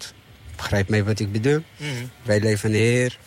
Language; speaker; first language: Dutch; non-native, learner; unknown